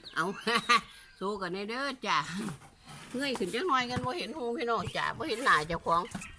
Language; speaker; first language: Thai; native; Thai